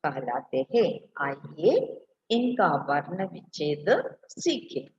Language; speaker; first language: Hindi; non-native, local second language; Malayalam